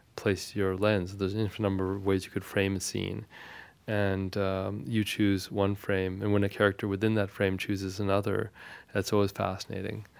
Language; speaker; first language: English; non-native, fluent; Armenian